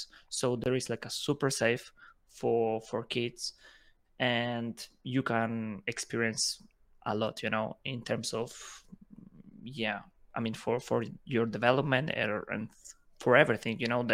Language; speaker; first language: English; non-native, fluent; Spanish